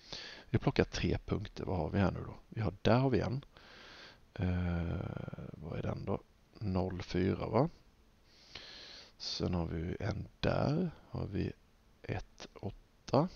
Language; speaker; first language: Swedish; native; Swedish